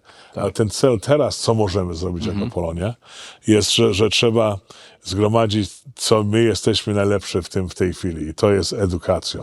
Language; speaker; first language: Polish; early bilingual, heritage; Polish